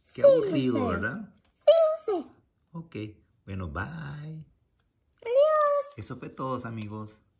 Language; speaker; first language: Spanish; early bilingual, heritage; Spanish